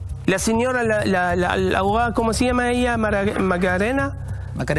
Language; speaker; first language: Spanish; non-native, learner; Arabic